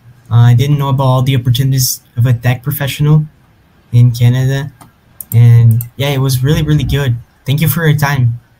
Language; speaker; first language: English; non-native, fluent; Portuguese